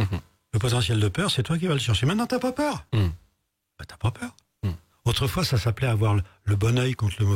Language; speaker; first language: French; native; French